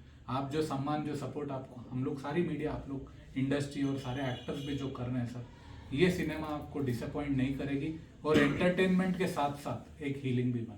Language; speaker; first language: Hindi; native; Hindi